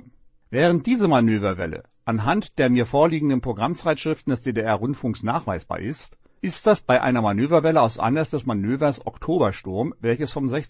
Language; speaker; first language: German; native; German